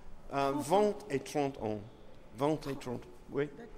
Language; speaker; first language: French; non-native, learner; English